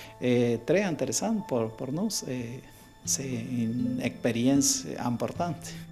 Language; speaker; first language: French; non-native, learner; Spanish